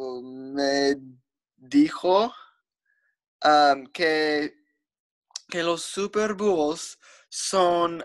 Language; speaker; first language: Spanish; non-native, learner; English